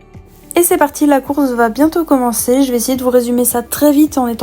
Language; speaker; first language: French; native; French